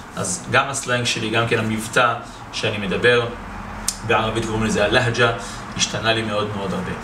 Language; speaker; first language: Hebrew; native; Hebrew